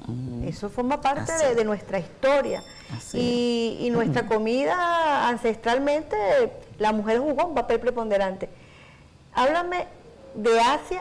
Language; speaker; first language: Spanish; native; Spanish